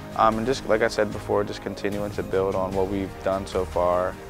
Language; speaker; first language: English; native; English